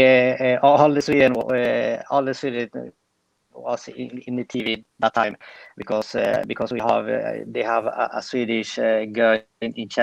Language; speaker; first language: English; non-native, fluent; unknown